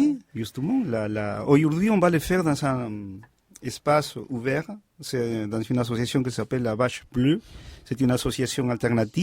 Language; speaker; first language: French; non-native, fluent; Spanish